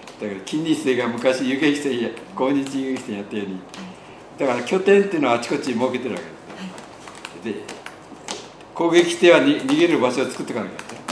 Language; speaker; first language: Japanese; native; Japanese